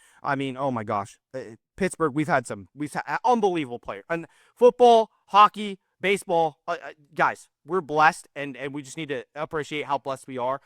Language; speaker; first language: English; native; English